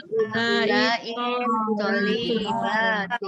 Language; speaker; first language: Arabic; non-native, learner; Indonesian